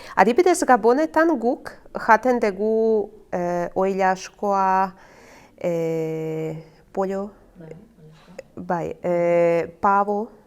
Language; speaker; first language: Basque; non-native, learner; Croatian